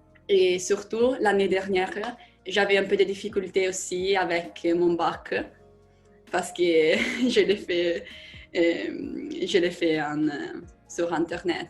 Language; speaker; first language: French; non-native, learner; Italian